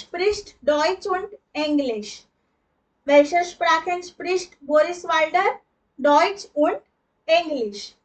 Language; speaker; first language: German; non-native, fluent; Hindi